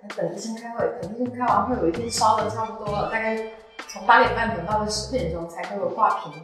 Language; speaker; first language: Chinese; non-native, local second language; Min Nan Chinese